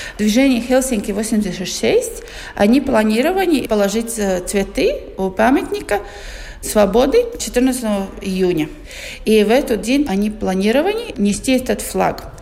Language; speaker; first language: Russian; non-native, local second language; Latvian